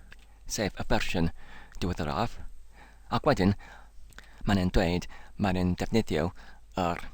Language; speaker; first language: Welsh; non-native, learner; English